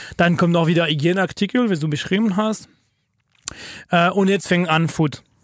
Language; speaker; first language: German; non-native, fluent; French